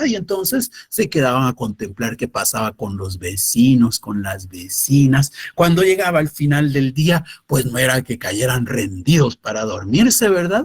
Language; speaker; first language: Spanish; native; Spanish